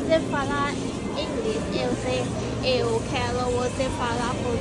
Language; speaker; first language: Portuguese; non-native, learner; Thai